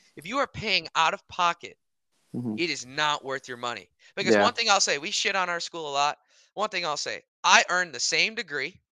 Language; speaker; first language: English; early bilingual, other home language; Hindi